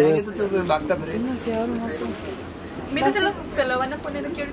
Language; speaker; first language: Spanish; native; Spanish